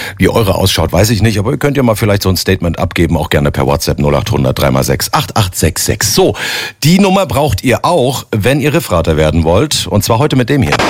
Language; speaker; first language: German; native; German